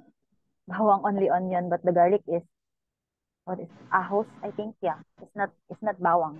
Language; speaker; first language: English; non-native, local second language; Cebuano